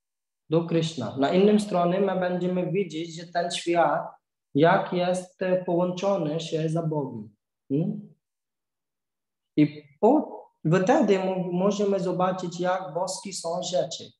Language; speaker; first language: Polish; non-native, learner; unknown